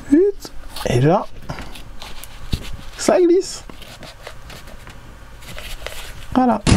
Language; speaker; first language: French; native; French